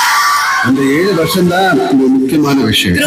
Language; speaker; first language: Tamil; non-native, fluent; Malayalam